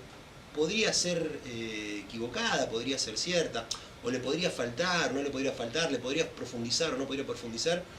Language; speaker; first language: Spanish; native; Spanish